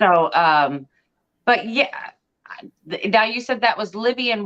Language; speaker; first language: English; native; English